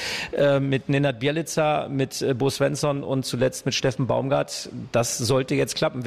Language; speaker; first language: German; native; German